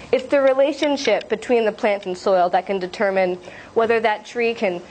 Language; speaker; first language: English; native; English